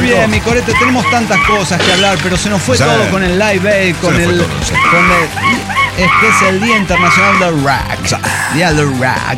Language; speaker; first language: Spanish; native; Spanish